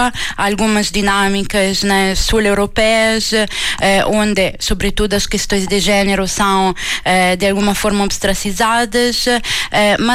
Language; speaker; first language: Portuguese; non-native, fluent; Italian